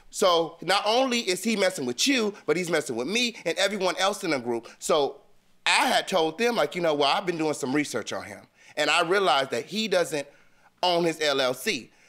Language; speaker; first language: English; native; English